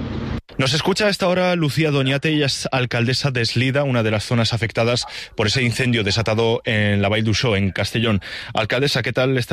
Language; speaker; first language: Spanish; native; Spanish